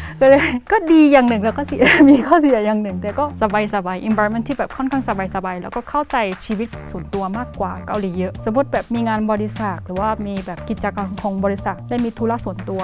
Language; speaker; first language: Thai; non-native, fluent; Korean